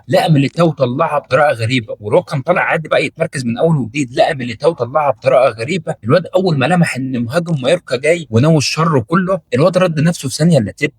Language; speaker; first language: Arabic; native; Arabic